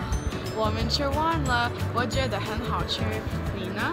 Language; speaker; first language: Chinese; non-native, learner; English